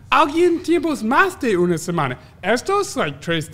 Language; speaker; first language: Spanish; non-native, learner; English